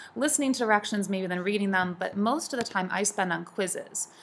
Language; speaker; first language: English; native; English